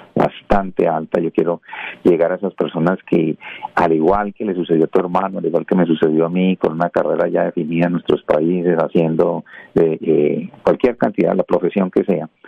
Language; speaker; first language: Spanish; native; Spanish